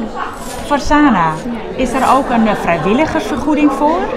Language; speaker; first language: Dutch; native; Dutch